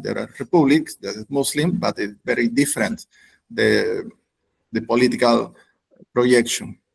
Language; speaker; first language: English; non-native, learner; Spanish